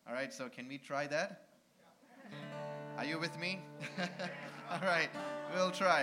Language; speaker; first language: English; non-native, local second language; Malay